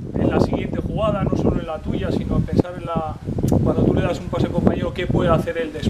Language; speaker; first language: Spanish; native; Spanish